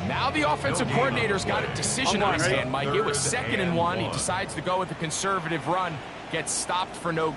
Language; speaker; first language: English; native; English